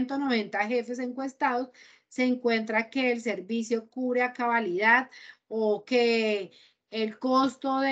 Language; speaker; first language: Spanish; native; Spanish